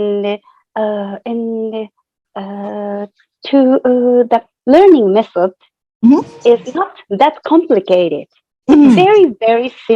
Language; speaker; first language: English; non-native, fluent; Japanese